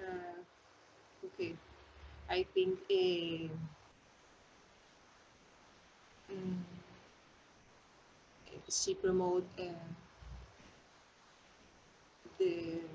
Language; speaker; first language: English; non-native, learner; Spanish